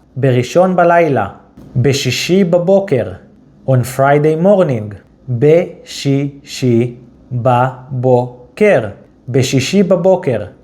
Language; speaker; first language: Hebrew; native; Hebrew